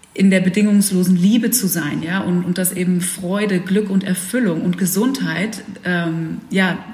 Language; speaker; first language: German; early bilingual, other home language; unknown